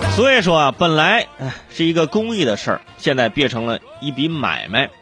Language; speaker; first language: Chinese; native; Chinese